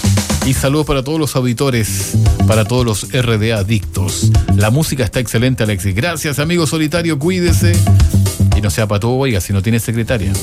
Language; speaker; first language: Spanish; native; Spanish